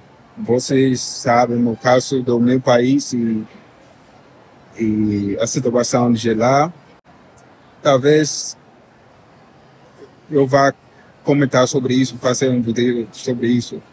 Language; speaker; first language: Portuguese; non-native, fluent; English